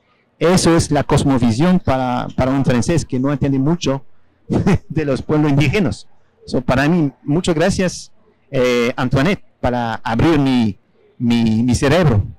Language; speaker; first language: Spanish; non-native, fluent; French